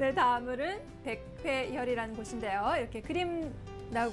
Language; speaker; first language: Korean; native; Korean